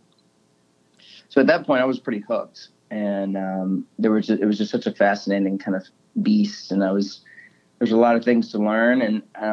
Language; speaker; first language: English; native; English